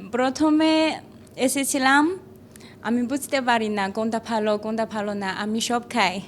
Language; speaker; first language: Bangla; non-native, learner; Chinese